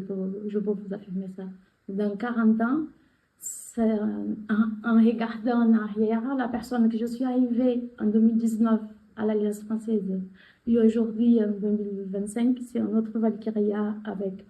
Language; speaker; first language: French; non-native, fluent; Portuguese